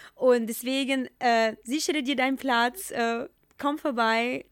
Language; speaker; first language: German; non-native, fluent; Ukrainian